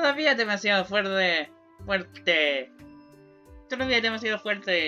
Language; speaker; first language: Spanish; non-native, learner; English